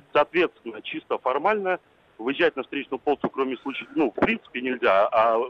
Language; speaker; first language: Russian; native; Russian